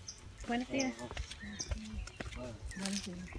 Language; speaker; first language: Spanish; non-native, learner; English